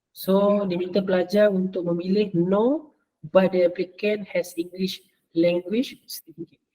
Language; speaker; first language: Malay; native; Malay